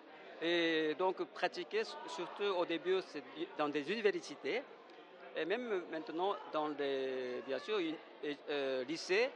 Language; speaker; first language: French; non-native, fluent; Japanese